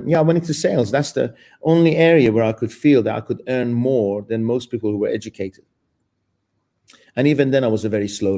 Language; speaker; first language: English; non-native, fluent; Persian